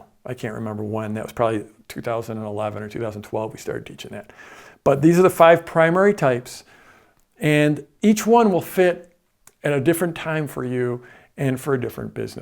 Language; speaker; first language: English; native; English